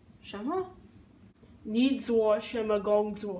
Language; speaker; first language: Chinese; non-native, learner; English